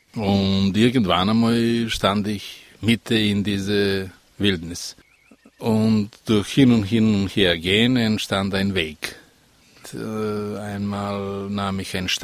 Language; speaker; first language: German; non-native, fluent; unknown